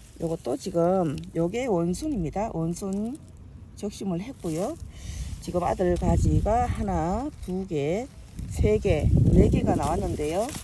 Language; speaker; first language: Korean; native; Korean